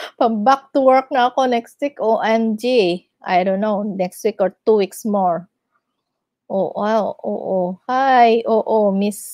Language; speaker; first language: Filipino; non-native, local second language; Iloko